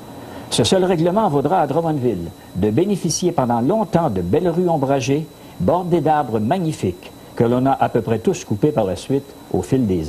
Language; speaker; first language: French; native; French